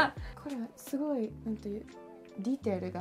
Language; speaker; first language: Japanese; non-native, learner; English